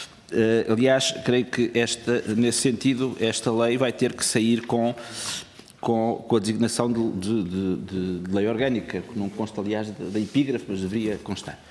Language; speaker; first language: Portuguese; native; Portuguese